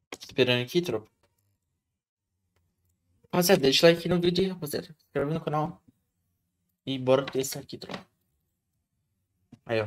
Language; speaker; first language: Portuguese; native; Portuguese